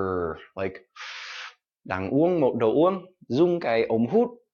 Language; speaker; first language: Vietnamese; non-native, fluent; English